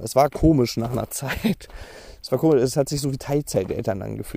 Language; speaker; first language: German; native; German